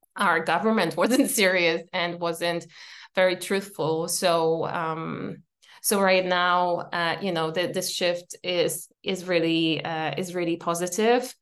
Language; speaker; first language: English; non-native, fluent; Polish